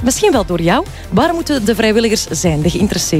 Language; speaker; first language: Dutch; native; Dutch